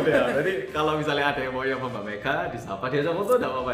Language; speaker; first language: Indonesian; native; Indonesian